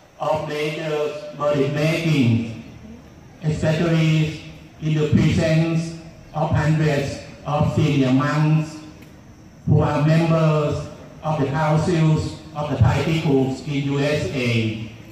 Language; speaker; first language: English; non-native, fluent; Thai